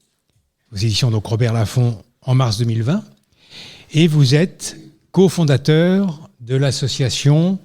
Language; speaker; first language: French; native; French